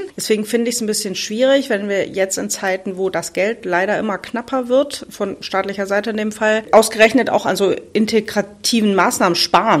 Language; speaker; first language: German; native; German